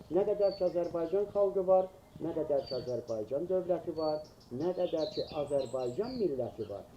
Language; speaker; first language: Azerbaijani; native; Azerbaijani